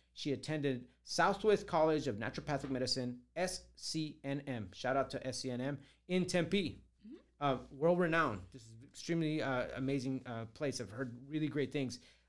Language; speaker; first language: English; early bilingual, other home language; Spanish